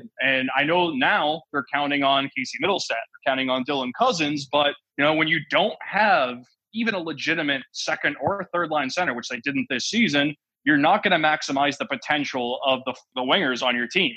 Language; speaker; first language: English; native; English